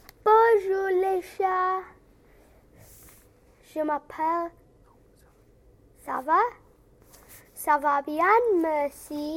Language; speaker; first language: French; non-native, learner; English